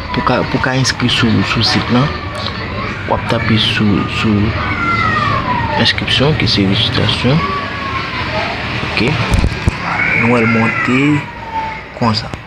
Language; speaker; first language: French; non-native, learner; Haitian Creole